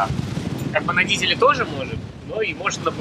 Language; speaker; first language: Russian; native; Russian